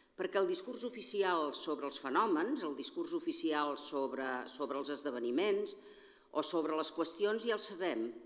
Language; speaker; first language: Catalan; native; Catalan